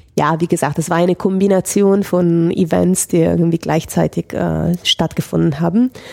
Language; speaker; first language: German; non-native, fluent; Italian